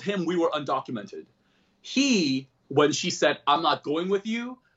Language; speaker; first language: English; early bilingual, other home language; Korean